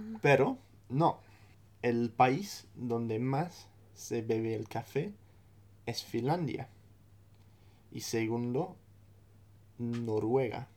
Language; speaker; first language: Spanish; non-native, fluent; English